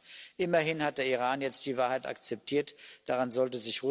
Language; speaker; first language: German; native; German